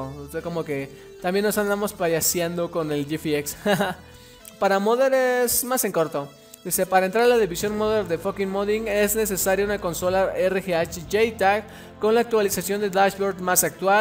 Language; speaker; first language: Spanish; native; Spanish